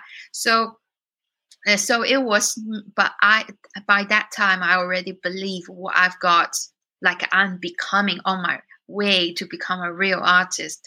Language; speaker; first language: English; non-native, fluent; Chinese